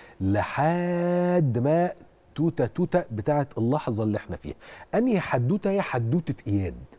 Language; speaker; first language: Arabic; native; Arabic